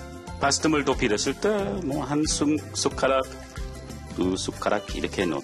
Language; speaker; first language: Korean; non-native, fluent; English